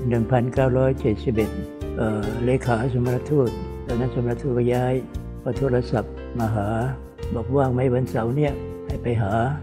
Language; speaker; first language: Thai; non-native, local second language; Vietnamese